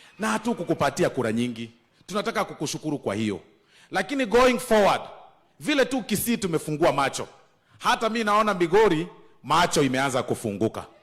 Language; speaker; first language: Swahili; non-native, local second language; Gusii